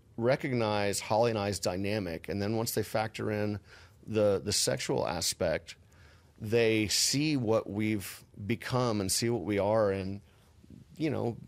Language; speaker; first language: English; native; English